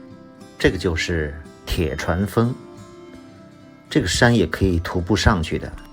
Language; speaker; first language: Chinese; native; Chinese